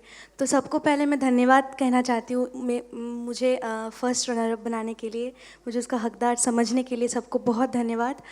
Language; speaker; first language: Hindi; non-native, local second language; Bangla